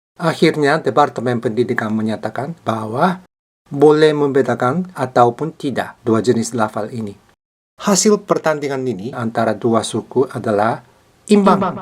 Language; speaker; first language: Indonesian; non-native, fluent; Japanese